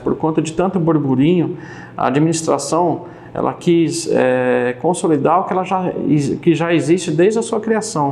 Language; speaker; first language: Portuguese; native; Portuguese